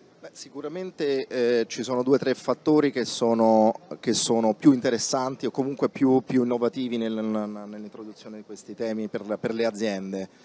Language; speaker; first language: Italian; native; Italian